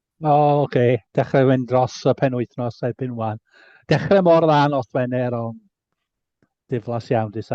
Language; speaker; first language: Welsh; native; Welsh